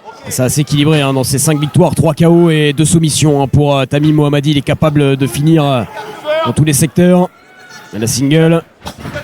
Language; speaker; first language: French; native; French